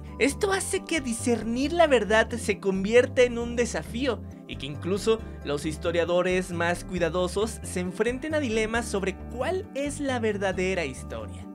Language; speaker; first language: Spanish; native; Spanish